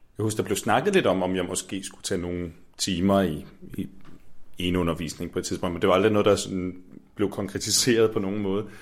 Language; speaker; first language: Danish; native; Danish